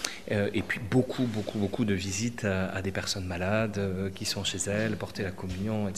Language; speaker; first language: French; native; French